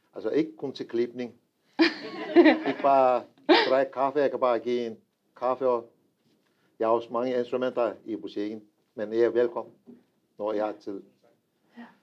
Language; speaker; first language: Danish; non-native, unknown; Turkish